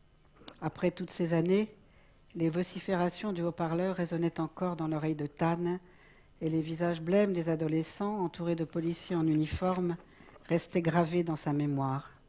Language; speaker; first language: French; native; French